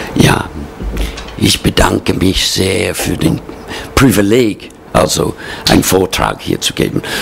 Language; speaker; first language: German; non-native, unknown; English